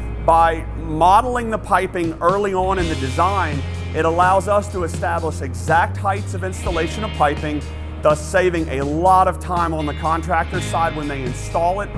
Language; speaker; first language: English; native; English